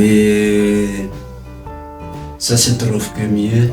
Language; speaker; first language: French; non-native, local second language; Malagasy